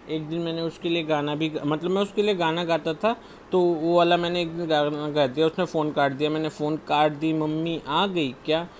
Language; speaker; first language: Hindi; native; Hindi